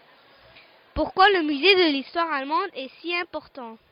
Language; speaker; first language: French; non-native, learner; German